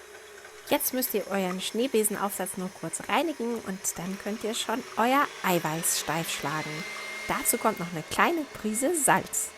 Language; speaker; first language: German; native; German